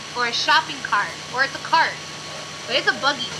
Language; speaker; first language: English; native; English